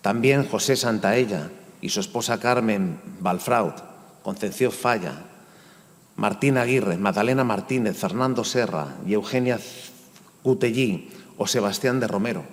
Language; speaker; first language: Spanish; native; Spanish